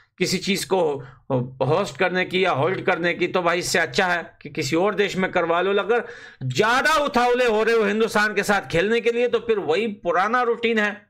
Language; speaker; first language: Urdu; native; Urdu